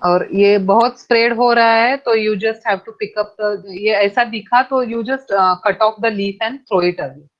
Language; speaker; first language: Hindi; non-native, local second language; Marathi